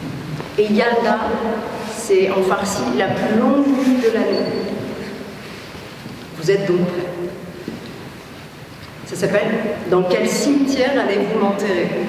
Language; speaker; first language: French; native; French